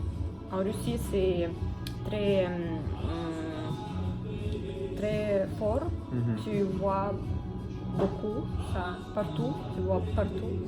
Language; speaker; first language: French; non-native, learner; Russian